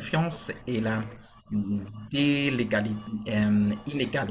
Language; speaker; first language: French; non-native, fluent; Portuguese